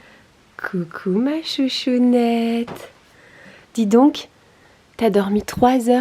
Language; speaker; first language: French; native; French